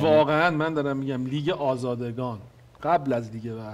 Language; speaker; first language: Persian; native; Persian